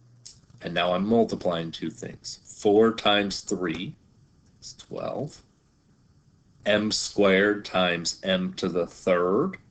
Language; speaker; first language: English; native; English